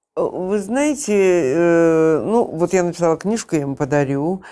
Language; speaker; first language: Russian; native; Russian